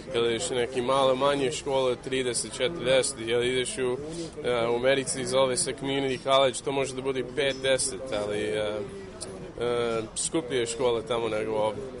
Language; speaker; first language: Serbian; early bilingual, heritage; English